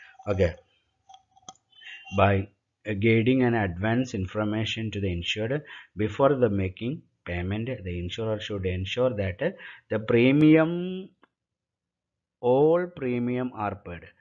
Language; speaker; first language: English; non-native, local second language; Malayalam